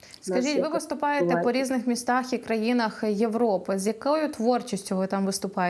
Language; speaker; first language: Ukrainian; native; Ukrainian